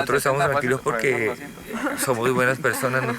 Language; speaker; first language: Spanish; native; Spanish